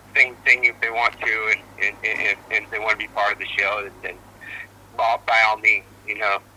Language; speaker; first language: English; native; English